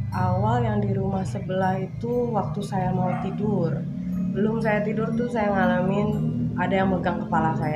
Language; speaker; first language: Indonesian; native; Indonesian